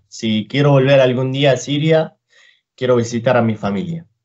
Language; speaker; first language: Spanish; non-native, fluent; Arabic